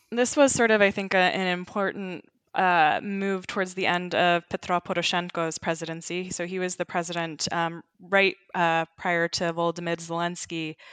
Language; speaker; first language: English; early bilingual, other home language; Ukrainian